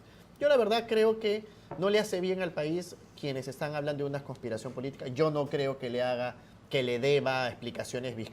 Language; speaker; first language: Spanish; native; Spanish